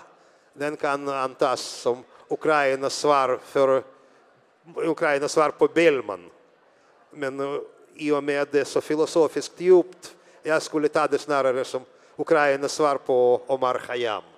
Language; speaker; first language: Swedish; non-native, fluent; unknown